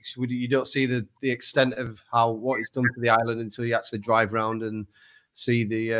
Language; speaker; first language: English; native; English